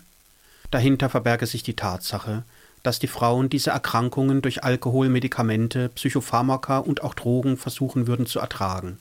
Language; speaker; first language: German; native; German